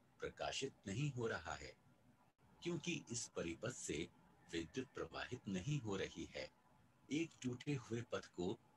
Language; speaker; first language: Hindi; native; Hindi